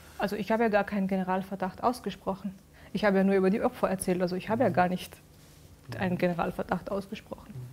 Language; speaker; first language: German; early bilingual, other home language; Urdu